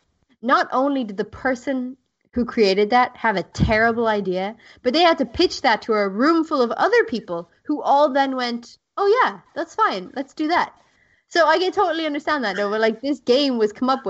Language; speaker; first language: English; native; English